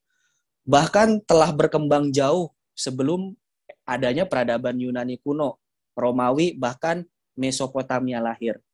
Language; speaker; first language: Indonesian; native; Indonesian